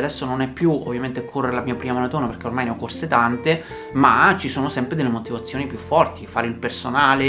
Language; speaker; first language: Italian; native; Italian